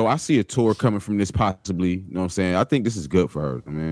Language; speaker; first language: English; native; English